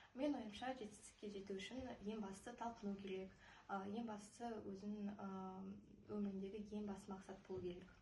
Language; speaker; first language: Kazakh; non-native, local second language; Russian